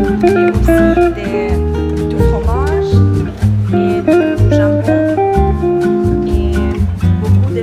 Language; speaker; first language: French; non-native, learner; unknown